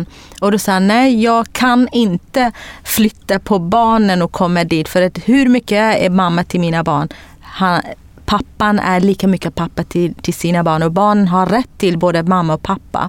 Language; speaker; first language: Swedish; non-native, fluent; Kurdish